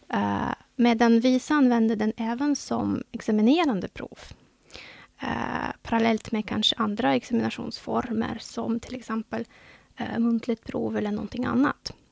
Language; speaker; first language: Swedish; non-native, fluent; Russian